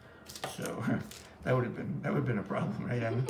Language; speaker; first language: English; native; English